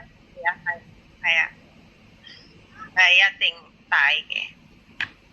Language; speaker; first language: Cantonese; non-native, learner; Indonesian